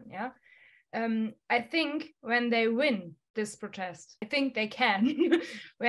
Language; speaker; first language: English; non-native, fluent; German